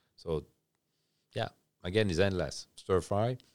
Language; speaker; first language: English; non-native, fluent; French